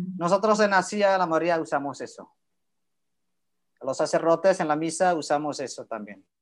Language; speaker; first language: Spanish; non-native, learner; Indonesian